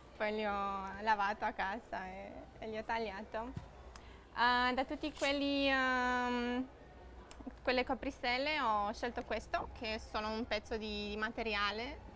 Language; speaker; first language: Italian; non-native, fluent; Romanian